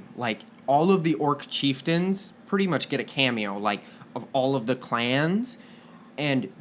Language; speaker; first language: English; native; English